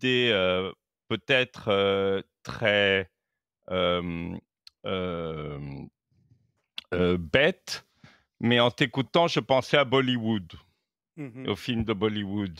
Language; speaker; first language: French; native; French